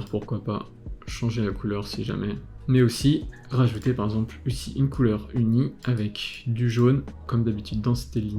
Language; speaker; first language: French; native; French